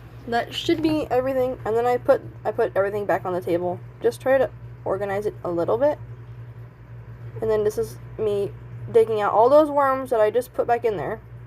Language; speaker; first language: English; native; English